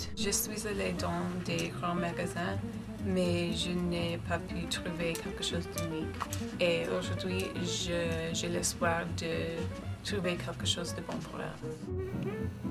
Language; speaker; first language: French; non-native, learner; English